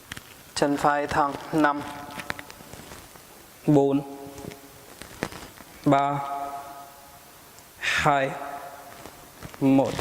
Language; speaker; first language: Vietnamese; non-native, learner; Hindi